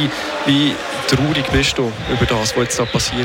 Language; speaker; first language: German; native; German